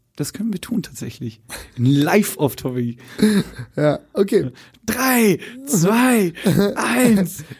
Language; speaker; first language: German; native; German